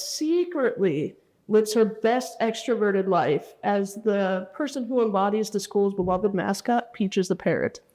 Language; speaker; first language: English; native; English